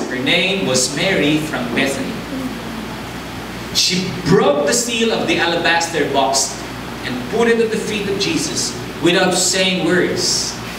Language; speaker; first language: English; non-native, local second language; Chavacano